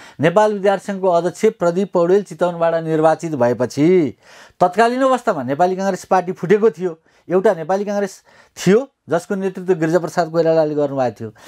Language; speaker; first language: Nepali; native; Nepali